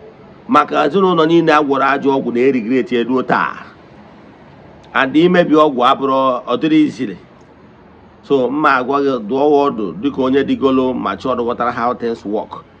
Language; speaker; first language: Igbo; native; Igbo